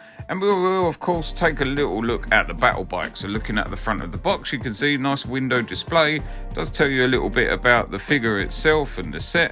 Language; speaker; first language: English; native; English